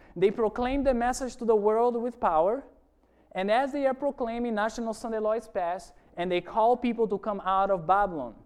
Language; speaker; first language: English; non-native, fluent; Portuguese